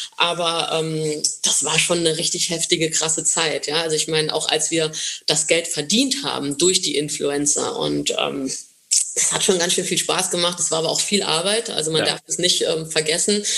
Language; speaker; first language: German; non-native, fluent; Portuguese